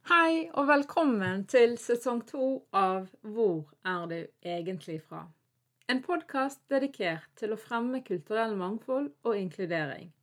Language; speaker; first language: Norwegian; early bilingual, other home language; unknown